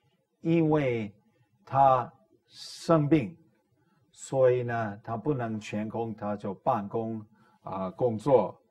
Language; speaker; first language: Chinese; non-native, fluent; English